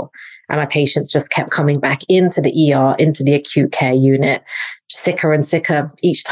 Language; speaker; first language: English; native; English